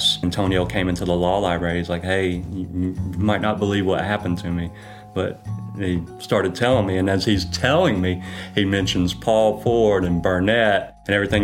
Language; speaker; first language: English; native; English